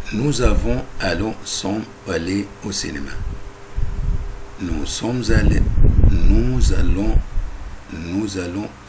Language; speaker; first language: French; non-native, fluent; Arabic